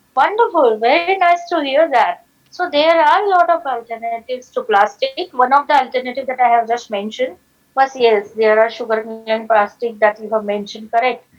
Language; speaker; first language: English; non-native, local second language; Marathi